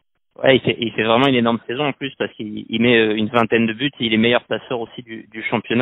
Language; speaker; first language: French; native; French